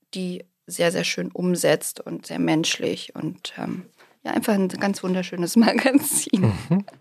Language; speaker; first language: German; native; German